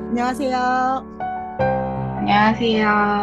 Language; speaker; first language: Korean; native; Korean